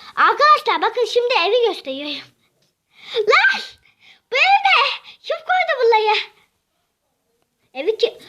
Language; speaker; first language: Turkish; native; Turkish